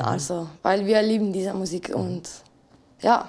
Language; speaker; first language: German; non-native, fluent; Slovenian